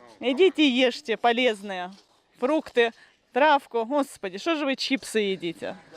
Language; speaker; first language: Russian; native; Russian